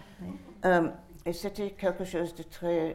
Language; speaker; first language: French; non-native, fluent; English